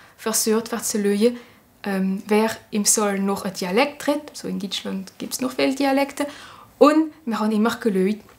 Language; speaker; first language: German; non-native, local second language; French